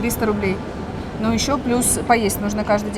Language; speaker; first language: Russian; native; Russian